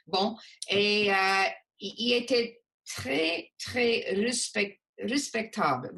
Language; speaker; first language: French; non-native, local second language; English